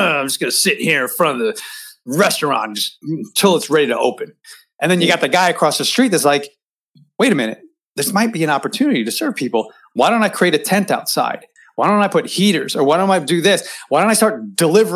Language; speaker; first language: English; native; English